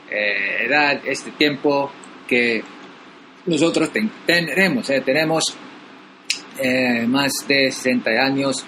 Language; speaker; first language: Spanish; non-native, learner; Filipino